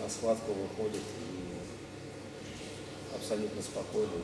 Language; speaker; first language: Russian; native; Russian